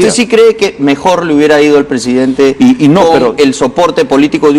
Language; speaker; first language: Spanish; native; Spanish